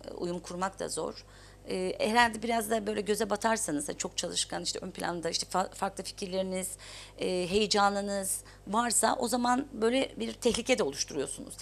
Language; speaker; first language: Turkish; native; Turkish